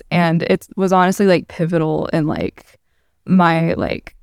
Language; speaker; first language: English; native; English